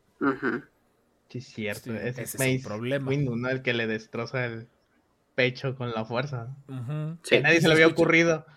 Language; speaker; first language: Spanish; native; Spanish